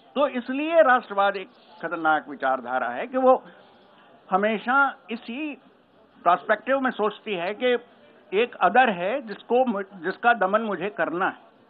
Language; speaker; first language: Hindi; native; Hindi